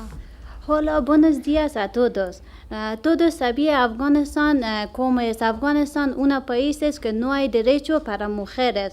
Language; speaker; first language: Spanish; non-native, learner; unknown